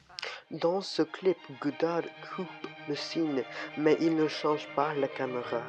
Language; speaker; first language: French; non-native, learner; English